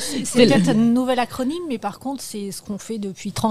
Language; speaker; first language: French; native; French